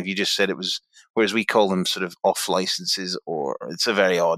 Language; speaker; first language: English; native; English